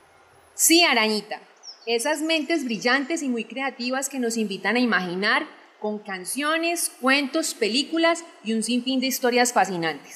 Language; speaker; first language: Spanish; native; Spanish